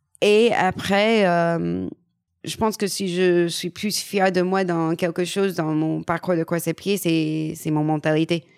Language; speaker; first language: French; non-native, fluent; English